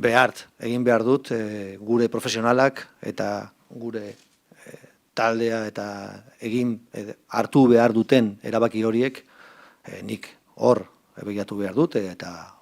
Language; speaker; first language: Basque; non-native, local second language; Spanish